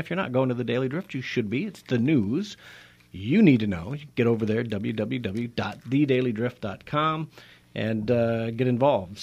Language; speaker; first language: English; native; English